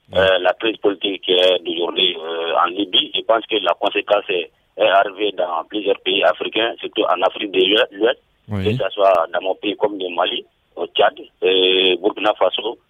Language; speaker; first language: French; non-native, local second language; Bambara